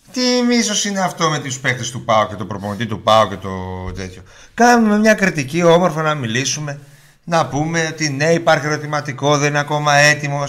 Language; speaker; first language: Greek; early bilingual, heritage; Greek